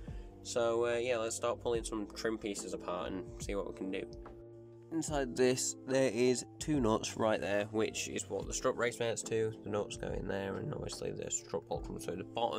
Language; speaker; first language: English; native; English